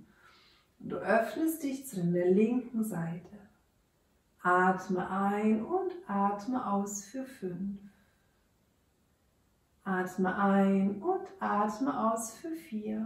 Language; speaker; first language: German; native; German